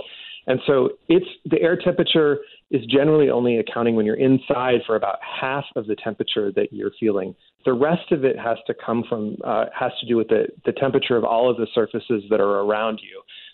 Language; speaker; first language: English; native; English